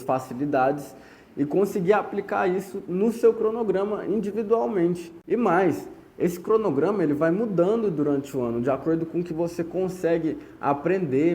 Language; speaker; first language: Portuguese; native; Portuguese